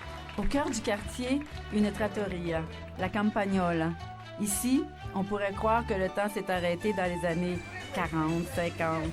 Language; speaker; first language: French; native; French